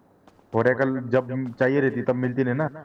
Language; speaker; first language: Hindi; native; Hindi